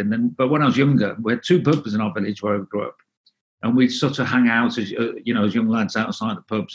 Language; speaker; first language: English; non-native, local second language; Welsh